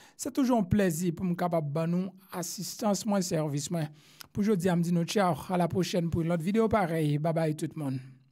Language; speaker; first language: French; non-native, local second language; Haitian Creole